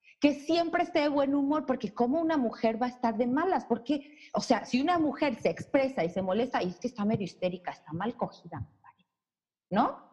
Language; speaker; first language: Spanish; native; Spanish